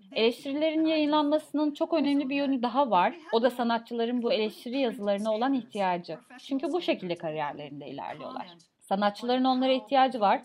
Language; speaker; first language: Turkish; native; Turkish